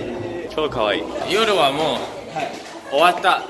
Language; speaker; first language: Japanese; early bilingual, heritage; English